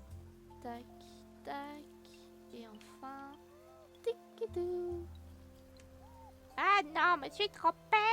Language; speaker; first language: French; native; French